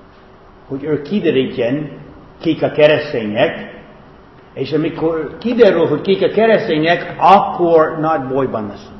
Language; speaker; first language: Hungarian; non-native, fluent; English